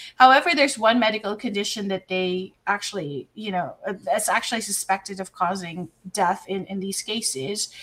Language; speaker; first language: English; non-native, local second language; Filipino